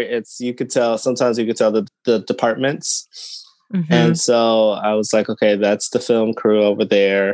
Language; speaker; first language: English; native; English